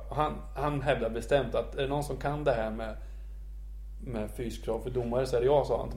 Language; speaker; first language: Swedish; native; Swedish